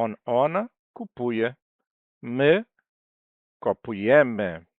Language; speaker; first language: Polish; non-native, fluent; Portuguese